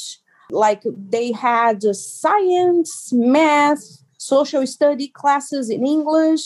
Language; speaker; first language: English; non-native, fluent; Portuguese